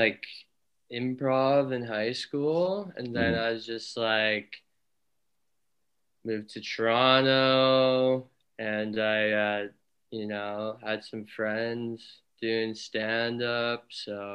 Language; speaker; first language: English; native; English